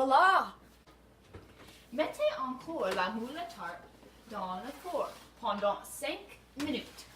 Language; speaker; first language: French; non-native, learner; English